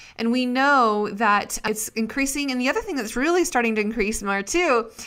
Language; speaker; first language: English; native; English